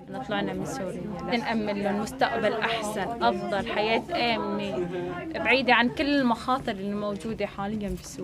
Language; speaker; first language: Arabic; native; Arabic